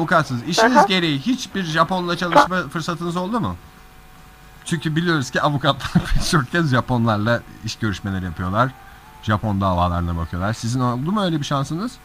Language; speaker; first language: Turkish; native; Turkish